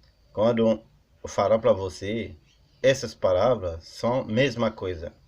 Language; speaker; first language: Portuguese; non-native, learner; Haitian Creole